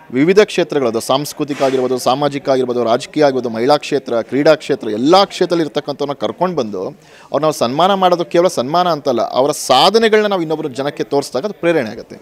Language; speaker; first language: Kannada; native; Kannada